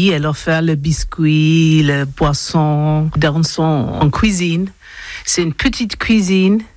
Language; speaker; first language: French; non-native, learner; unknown